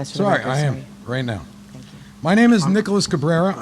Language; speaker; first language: English; native; English